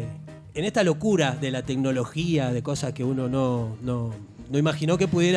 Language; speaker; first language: Spanish; native; Spanish